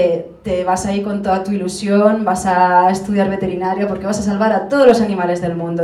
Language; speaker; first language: Spanish; native; Spanish